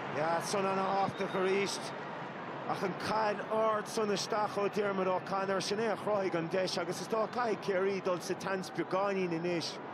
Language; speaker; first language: Irish; native; Irish